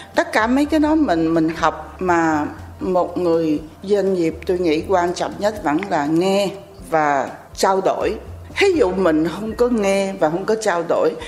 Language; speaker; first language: Vietnamese; native; Vietnamese